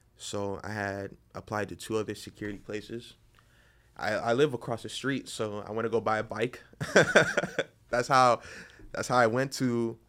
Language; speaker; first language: English; native; English